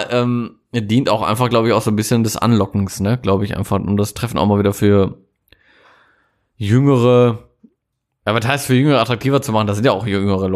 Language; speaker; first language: German; native; German